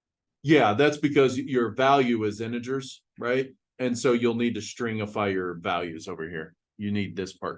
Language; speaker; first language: English; native; English